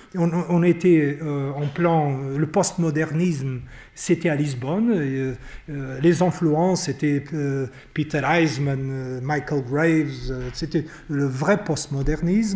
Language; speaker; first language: French; non-native, fluent; Portuguese